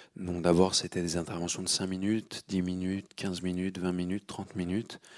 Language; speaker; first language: French; native; French